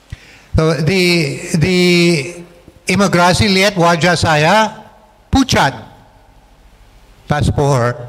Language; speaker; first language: Indonesian; non-native, fluent; English